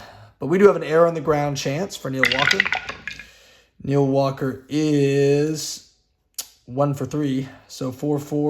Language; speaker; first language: English; native; English